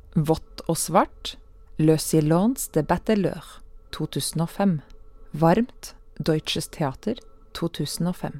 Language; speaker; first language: Norwegian; native; Norwegian